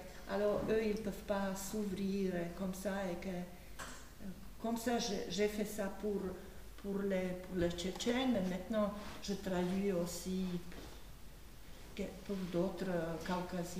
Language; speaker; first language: French; non-native, fluent; Slovak